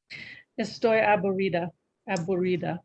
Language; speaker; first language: Spanish; non-native, learner; English